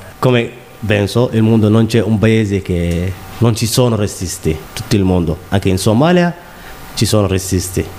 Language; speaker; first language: Italian; non-native, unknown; Somali